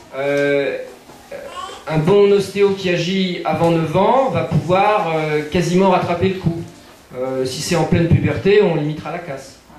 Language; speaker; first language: French; native; French